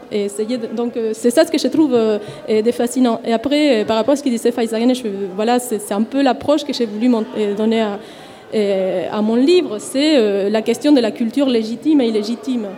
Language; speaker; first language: French; non-native, fluent; Spanish